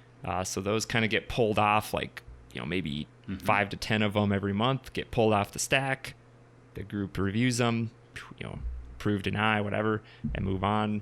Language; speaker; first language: English; native; English